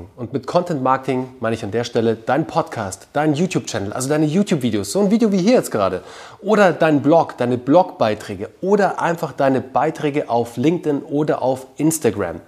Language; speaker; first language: German; native; German